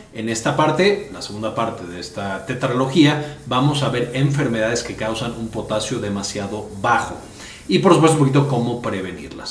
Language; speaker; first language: Spanish; native; Spanish